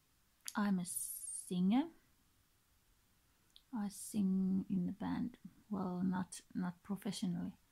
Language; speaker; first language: English; non-native, learner; Finnish